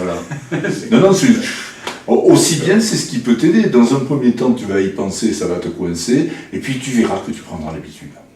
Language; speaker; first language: French; native; French